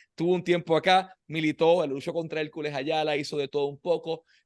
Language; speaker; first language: Spanish; native; Spanish